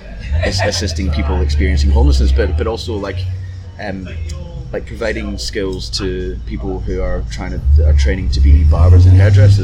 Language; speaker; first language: English; native; English